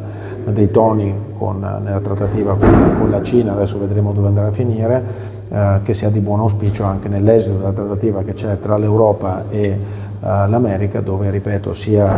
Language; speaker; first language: Italian; native; Italian